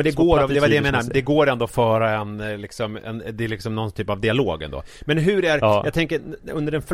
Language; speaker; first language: Swedish; native; Swedish